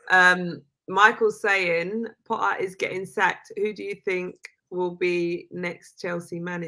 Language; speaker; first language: English; native; English